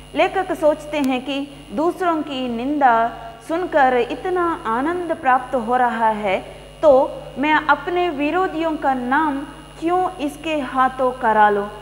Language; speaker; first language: Hindi; non-native, local second language; Kannada